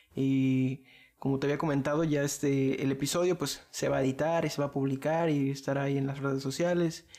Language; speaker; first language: Spanish; native; Spanish